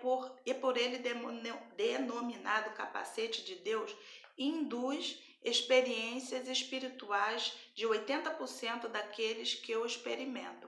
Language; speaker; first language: Portuguese; native; Portuguese